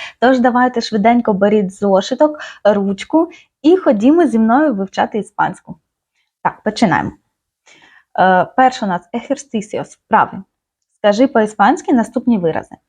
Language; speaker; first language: Ukrainian; native; Ukrainian